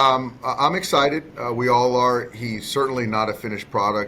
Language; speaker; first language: English; native; English